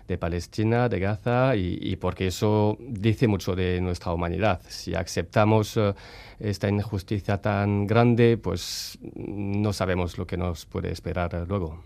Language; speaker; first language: Spanish; non-native, fluent; French